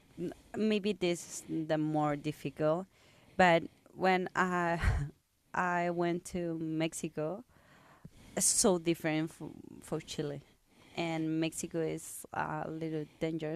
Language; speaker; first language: English; non-native, learner; Spanish